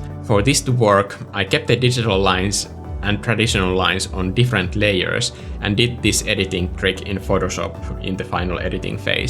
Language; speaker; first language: English; non-native, fluent; Finnish